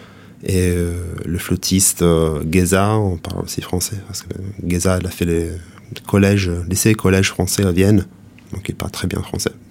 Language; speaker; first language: French; non-native, fluent; Italian